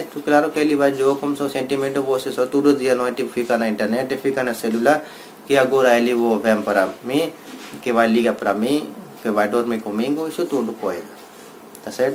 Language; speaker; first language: Portuguese; non-native, learner; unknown